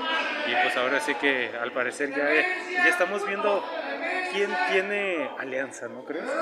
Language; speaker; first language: Spanish; native; Spanish